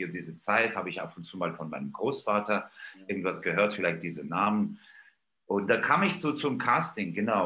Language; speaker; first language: German; non-native, fluent; Georgian